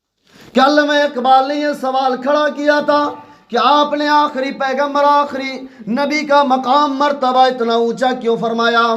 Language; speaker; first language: Urdu; native; Urdu